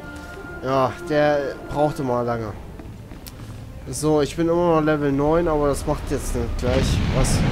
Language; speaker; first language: German; native; German